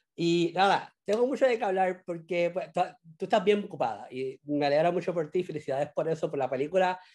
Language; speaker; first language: Spanish; native; Spanish